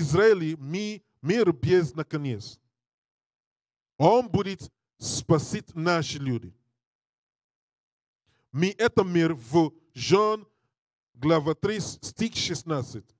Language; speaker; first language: Russian; non-native, learner; English